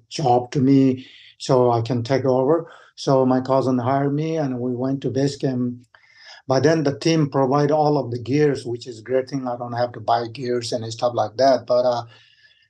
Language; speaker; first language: English; non-native, fluent; Sherpa